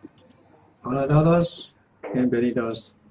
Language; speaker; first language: Spanish; non-native, learner; Chinese